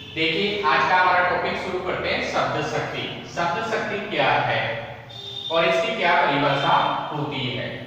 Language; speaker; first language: Hindi; native; Hindi